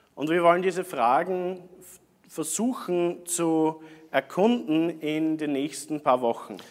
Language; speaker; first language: German; native; German